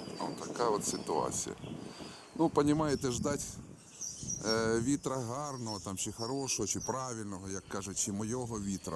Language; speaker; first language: Ukrainian; non-native, local second language; Russian